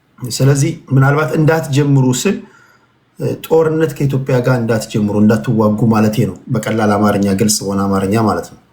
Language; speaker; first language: Amharic; native; Amharic